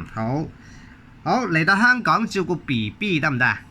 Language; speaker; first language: Cantonese; native; Cantonese